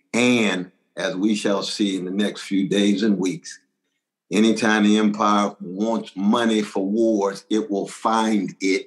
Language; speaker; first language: English; native; English